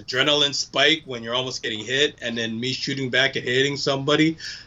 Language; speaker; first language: English; native; English